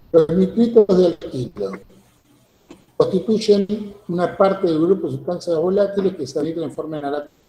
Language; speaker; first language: Spanish; native; Spanish